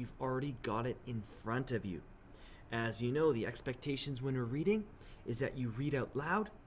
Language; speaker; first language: English; native; English